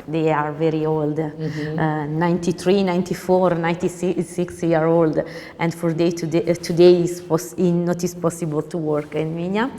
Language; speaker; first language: English; non-native, learner; Italian